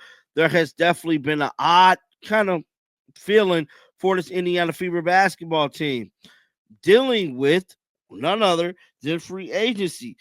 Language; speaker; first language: English; native; English